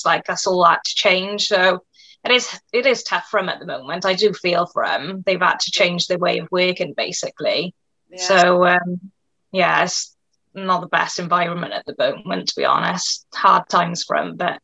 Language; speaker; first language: English; native; English